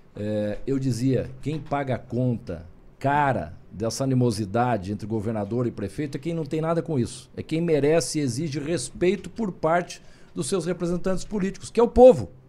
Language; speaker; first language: Portuguese; native; Portuguese